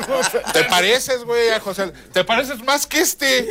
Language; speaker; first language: Spanish; native; Spanish